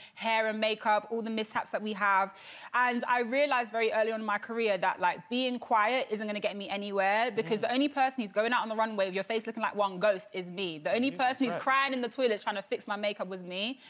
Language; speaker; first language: English; native; English